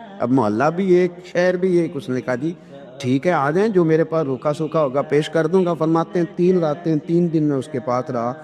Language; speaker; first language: Urdu; non-native, local second language; Punjabi